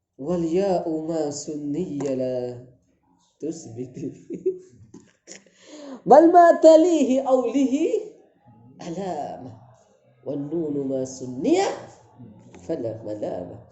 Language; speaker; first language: Arabic; non-native, fluent; Indonesian